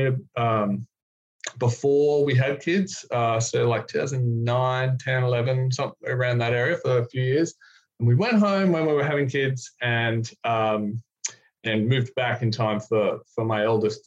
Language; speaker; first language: English; native; English